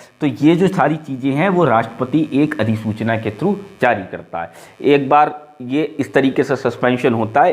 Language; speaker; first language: Hindi; native; Hindi